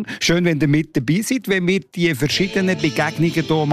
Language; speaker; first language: German; native; German